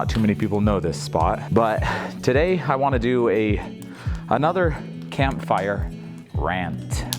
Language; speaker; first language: English; native; English